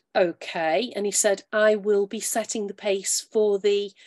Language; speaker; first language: English; native; English